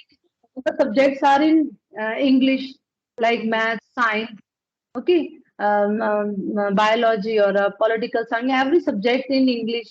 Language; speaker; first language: English; non-native, learner; Punjabi